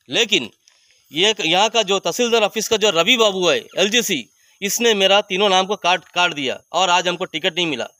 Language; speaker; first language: Hindi; non-native, local second language; Bangla